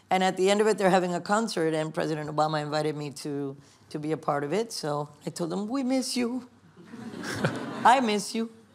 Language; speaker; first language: English; early bilingual, other home language; Spanish